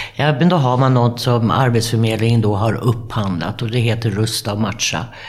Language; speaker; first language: Swedish; native; Swedish